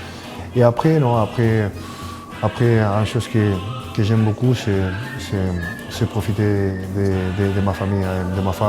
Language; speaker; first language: French; non-native, fluent; Spanish